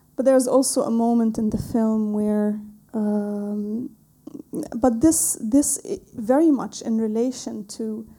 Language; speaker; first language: English; non-native, fluent; Arabic